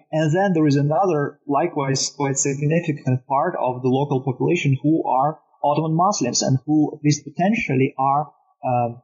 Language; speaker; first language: English; non-native, fluent; Romanian